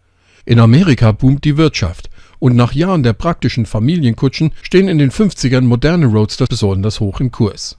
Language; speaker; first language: German; native; German